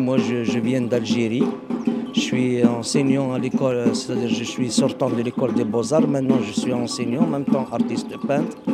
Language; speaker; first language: French; non-native, local second language; Arabic